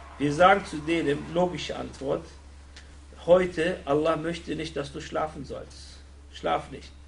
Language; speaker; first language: German; non-native, fluent; Arabic